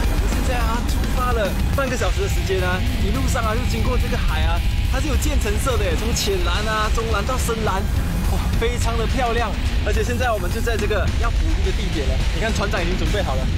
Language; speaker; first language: Chinese; native; Chinese